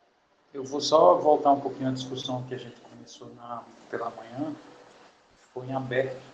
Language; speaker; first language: Portuguese; native; Portuguese